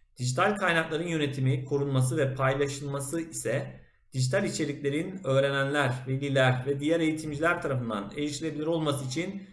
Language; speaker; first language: Turkish; native; Turkish